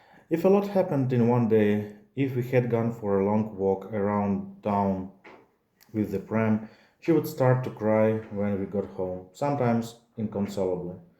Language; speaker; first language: English; non-native, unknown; Ukrainian